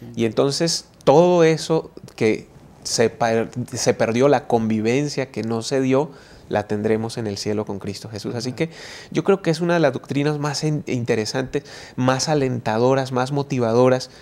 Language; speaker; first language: Spanish; native; Spanish